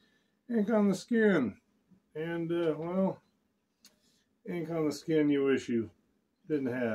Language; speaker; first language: English; native; English